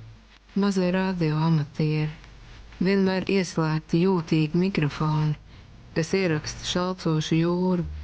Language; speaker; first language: Latvian; native; Latvian